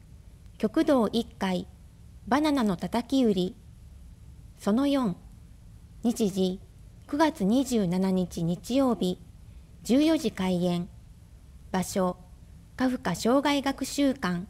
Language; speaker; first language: Japanese; native; Japanese